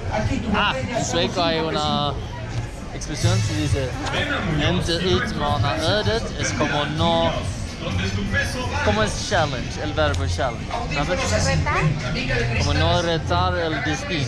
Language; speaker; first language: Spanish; non-native, learner; Swedish